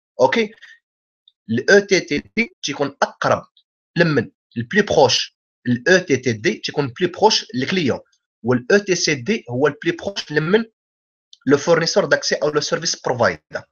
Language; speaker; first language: French; non-native, local second language; Arabic